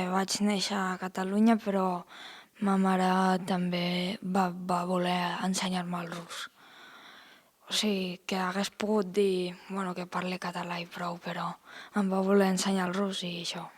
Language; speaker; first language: Catalan; early bilingual, heritage; Russian